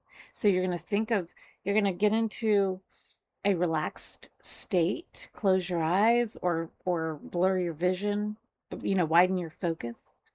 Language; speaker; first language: English; native; English